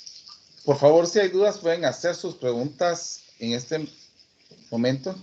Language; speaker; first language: Spanish; native; Spanish